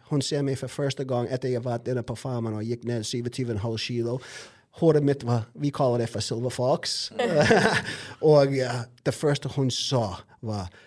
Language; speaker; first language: Norwegian; non-native, fluent; English